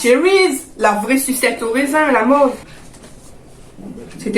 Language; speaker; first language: French; native; French